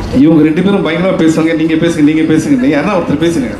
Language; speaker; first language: Tamil; native; Tamil